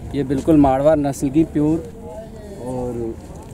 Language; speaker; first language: Hindi; native; Hindi